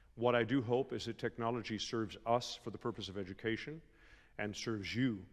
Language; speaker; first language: English; native; English